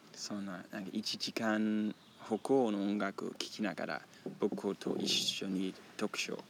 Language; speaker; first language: Japanese; non-native, learner; Danish